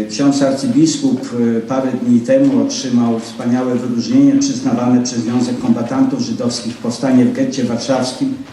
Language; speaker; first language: Polish; native; Polish